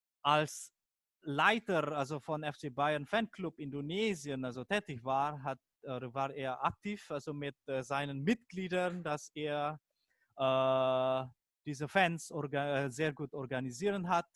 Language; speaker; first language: German; non-native, fluent; Indonesian